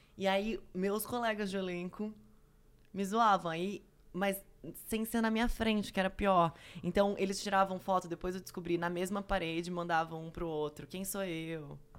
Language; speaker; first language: Portuguese; native; Portuguese